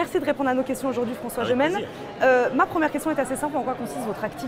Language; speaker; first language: French; native; French